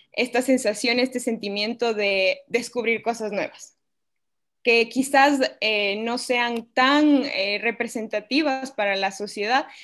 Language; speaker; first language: Spanish; native; Spanish